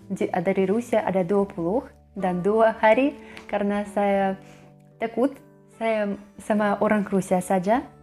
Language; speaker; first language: Indonesian; non-native, learner; Russian